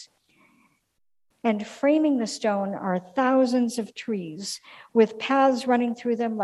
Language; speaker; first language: English; native; English